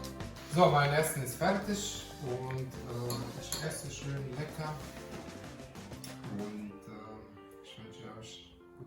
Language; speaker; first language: German; non-native, fluent; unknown